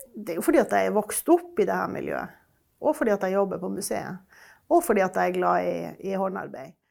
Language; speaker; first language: Norwegian; native; Norwegian